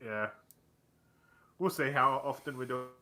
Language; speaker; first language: English; native; English